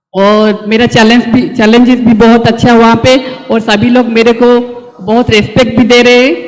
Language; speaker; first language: Hindi; non-native, local second language; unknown